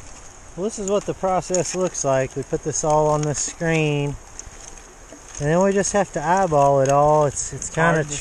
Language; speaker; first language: English; native; English